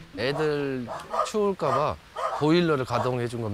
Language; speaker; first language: Korean; native; Korean